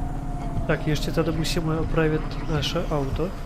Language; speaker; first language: Czech; non-native, learner; Ukrainian